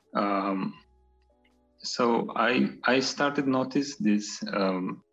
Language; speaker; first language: English; non-native, fluent; Azerbaijani